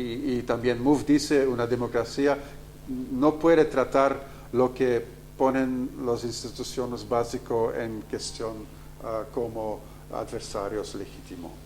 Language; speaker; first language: Spanish; non-native, fluent; Dutch